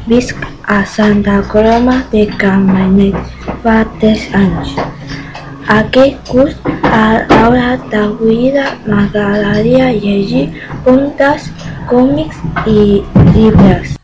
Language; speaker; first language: Catalan; non-native, learner; Chinese